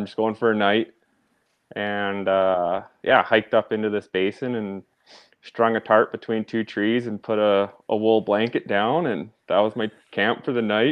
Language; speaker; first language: English; native; English